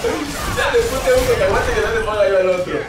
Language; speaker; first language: Spanish; native; Spanish